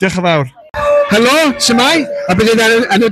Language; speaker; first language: Welsh; native; Welsh